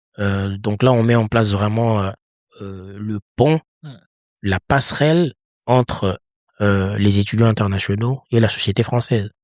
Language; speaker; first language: French; non-native, local second language; Lingala